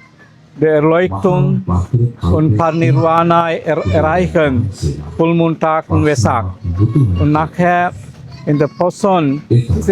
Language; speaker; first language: German; non-native, learner; Sinhala